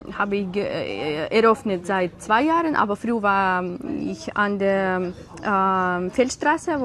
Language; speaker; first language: German; non-native, learner; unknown